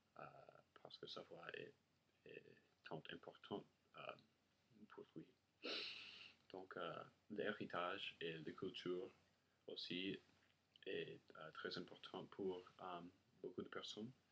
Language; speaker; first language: French; non-native, learner; English